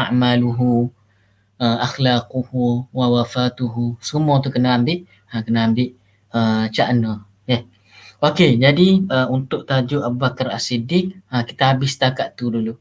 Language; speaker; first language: Malay; native; Malay